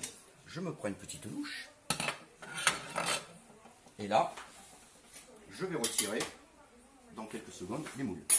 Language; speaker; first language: French; native; French